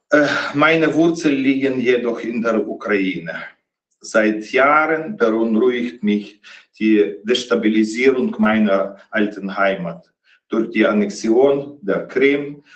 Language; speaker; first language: German; non-native, fluent; Ukrainian